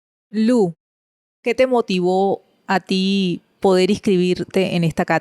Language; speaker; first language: Spanish; native; Spanish